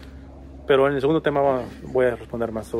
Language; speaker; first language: Spanish; native; Spanish